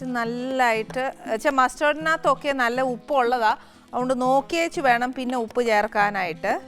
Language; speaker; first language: Malayalam; native; Malayalam